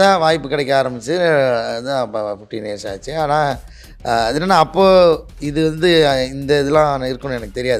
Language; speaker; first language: Tamil; native; Tamil